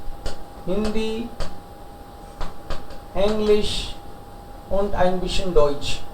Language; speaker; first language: German; non-native, learner; Hindi